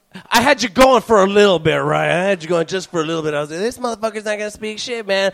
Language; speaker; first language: English; native; English